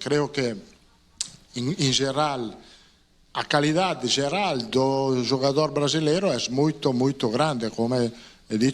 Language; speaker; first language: Spanish; non-native, fluent; Italian